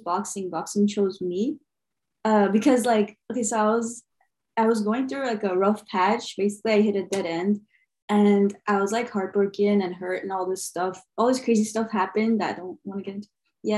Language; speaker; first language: English; early bilingual, other home language; Armenian